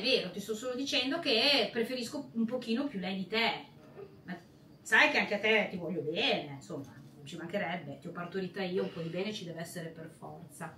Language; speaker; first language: Italian; native; Italian